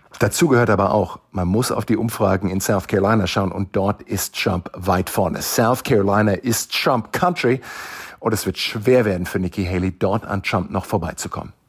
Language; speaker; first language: German; native; German